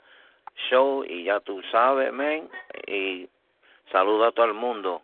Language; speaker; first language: Spanish; early bilingual, heritage; Spanish